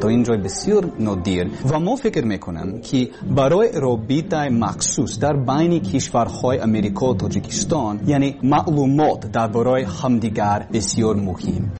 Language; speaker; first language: Persian; non-native, learner; English